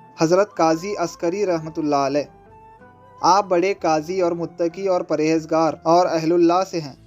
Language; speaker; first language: Urdu; native; Urdu